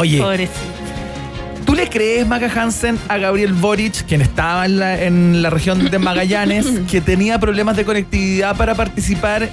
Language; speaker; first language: Spanish; native; Spanish